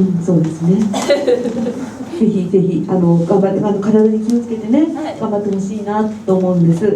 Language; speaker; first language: Japanese; native; Japanese